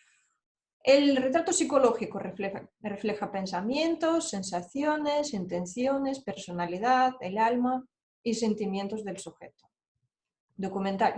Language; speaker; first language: Spanish; non-native, fluent; Russian